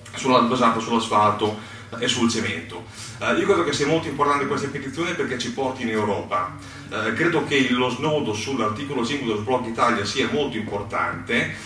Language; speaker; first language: Italian; native; Italian